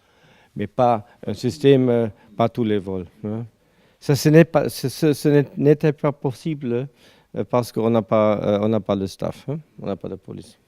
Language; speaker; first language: French; non-native, learner; German